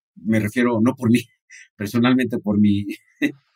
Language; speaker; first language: Spanish; native; Spanish